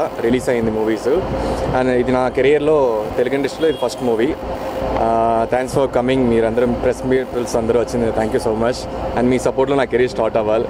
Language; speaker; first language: Telugu; non-native, learner; Tamil